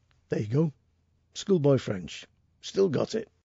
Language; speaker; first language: English; native; English